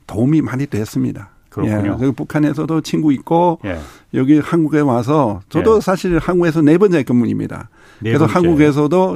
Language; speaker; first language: Korean; non-native, fluent; Chinese